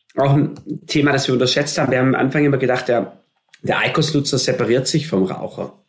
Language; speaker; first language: German; native; German